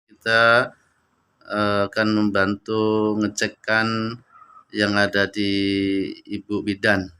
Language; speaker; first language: Indonesian; native; Indonesian